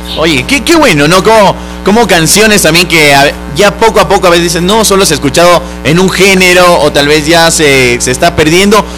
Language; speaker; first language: Spanish; native; Spanish